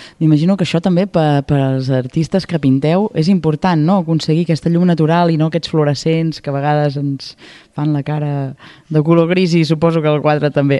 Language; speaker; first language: Catalan; native; Catalan